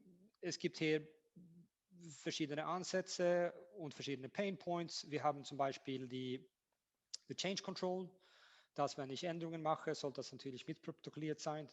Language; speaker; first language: German; non-native, fluent; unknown